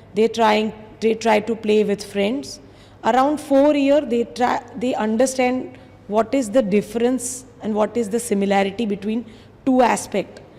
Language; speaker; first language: English; non-native, local second language; Gujarati